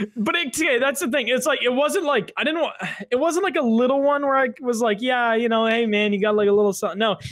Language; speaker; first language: English; native; English